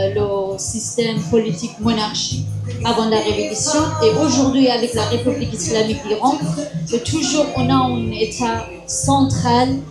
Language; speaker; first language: French; non-native, fluent; Kurdish